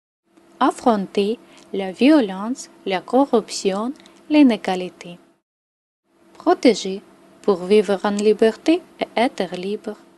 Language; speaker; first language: French; non-native, learner; Ukrainian